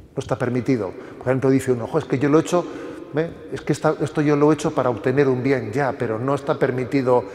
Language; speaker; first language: Spanish; native; Spanish